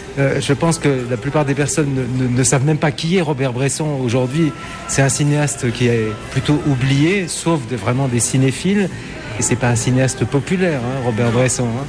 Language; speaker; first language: French; native; French